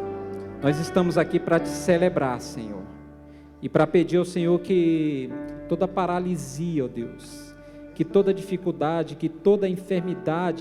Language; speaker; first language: Portuguese; native; Portuguese